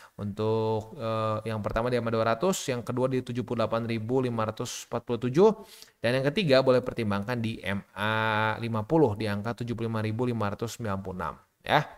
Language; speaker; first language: Indonesian; native; Indonesian